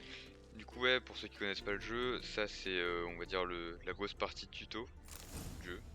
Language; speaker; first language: French; native; French